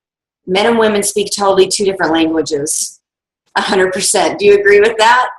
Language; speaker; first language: English; native; English